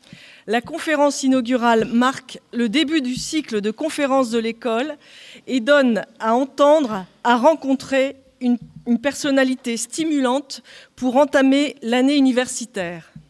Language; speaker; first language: French; native; French